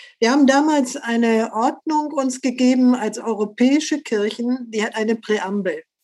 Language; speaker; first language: German; native; German